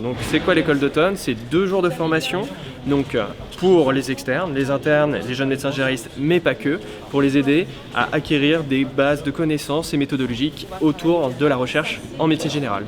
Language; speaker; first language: French; native; French